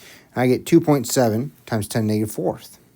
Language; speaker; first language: English; native; English